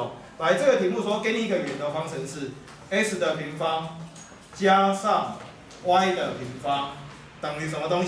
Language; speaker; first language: Chinese; native; Chinese